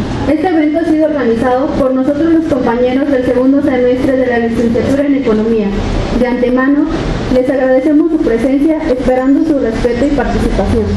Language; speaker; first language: Spanish; native; Spanish